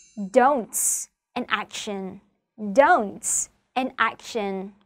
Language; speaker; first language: English; non-native, fluent; Vietnamese